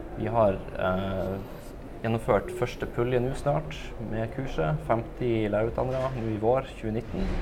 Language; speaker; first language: Norwegian; native; Norwegian